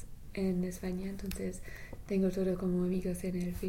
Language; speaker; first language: Spanish; non-native, learner; English